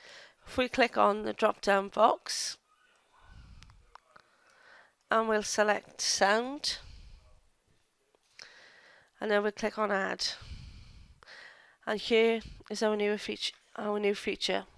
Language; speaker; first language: English; native; English